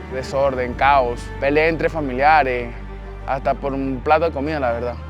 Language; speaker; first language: Spanish; native; Spanish